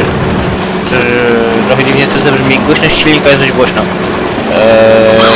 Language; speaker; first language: Polish; native; Polish